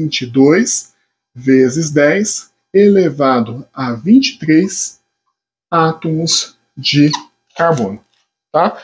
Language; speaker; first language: Portuguese; native; Portuguese